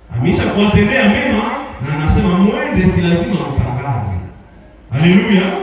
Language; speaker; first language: Swahili; non-native, local second language; Nande